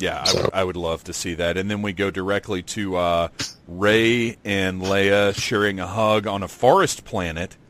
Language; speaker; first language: English; native; English